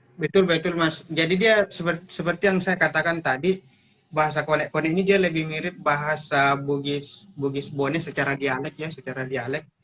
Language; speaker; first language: Indonesian; non-native, local second language; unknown